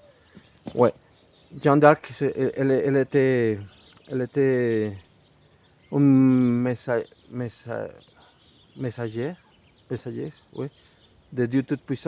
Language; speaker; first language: French; non-native, fluent; Spanish